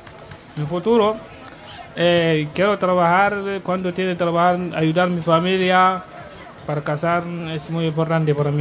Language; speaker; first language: Spanish; non-native, learner; Mandingo